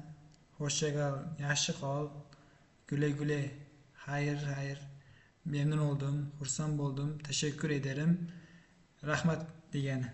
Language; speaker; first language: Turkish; non-native, fluent; Uzbek